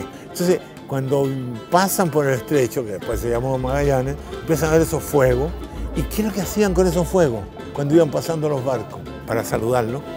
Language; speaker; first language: Spanish; native; Spanish